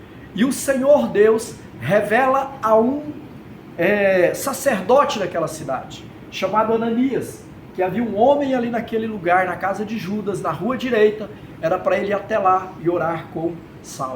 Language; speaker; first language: Portuguese; native; Portuguese